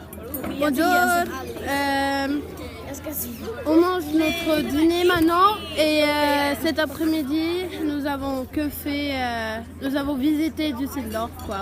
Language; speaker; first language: French; non-native, learner; Swedish